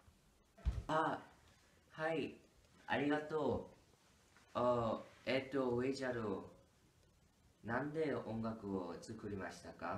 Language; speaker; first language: Japanese; non-native, learner; English